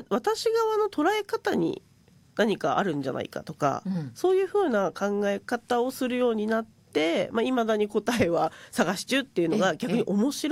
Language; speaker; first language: Japanese; native; Japanese